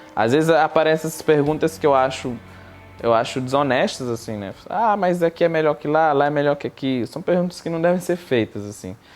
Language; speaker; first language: Portuguese; non-native, local second language; Kabuverdianu